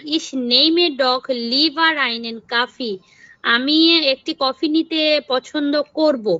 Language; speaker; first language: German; non-native, learner; Bangla